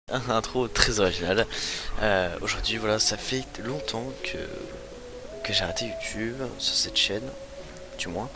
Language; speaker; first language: French; native; French